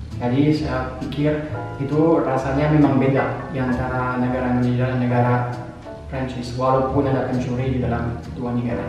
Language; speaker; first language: Indonesian; non-native, fluent; French